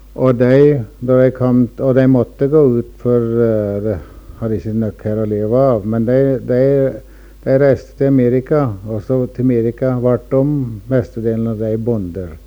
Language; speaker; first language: Norwegian; early bilingual, heritage; Norwegian